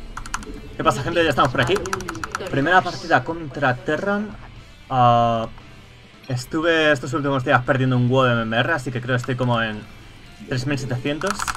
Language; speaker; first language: Spanish; native; Spanish